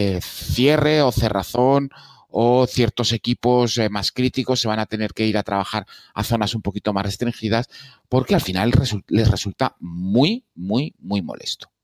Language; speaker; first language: Spanish; native; Spanish